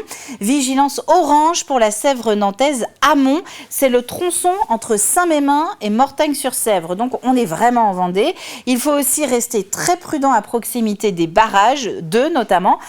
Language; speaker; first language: French; native; French